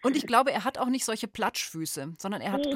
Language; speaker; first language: German; native; German